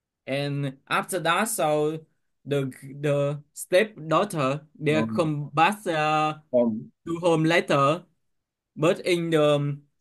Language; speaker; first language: English; non-native, learner; Vietnamese